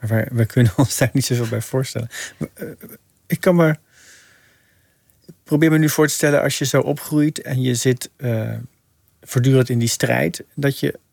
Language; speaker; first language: Dutch; native; Dutch